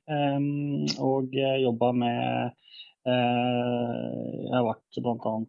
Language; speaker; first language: Norwegian; early bilingual, other home language; Bosnian